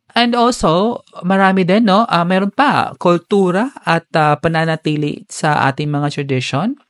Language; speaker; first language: Filipino; non-native, local second language; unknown